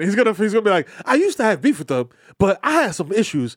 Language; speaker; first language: English; early bilingual, other home language; Spanish